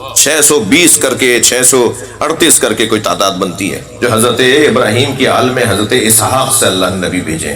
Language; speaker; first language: Urdu; native; Urdu